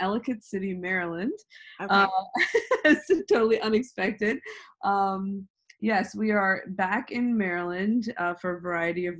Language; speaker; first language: English; native; English